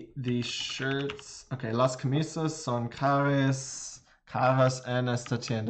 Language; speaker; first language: Spanish; non-native, learner; English